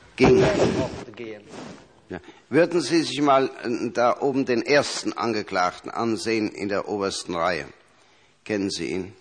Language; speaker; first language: German; native; German